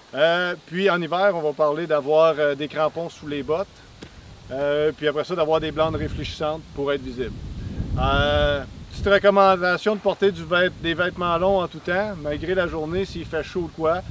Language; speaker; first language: French; native; French